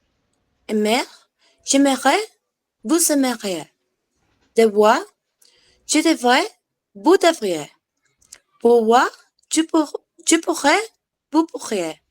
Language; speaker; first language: French; non-native, learner; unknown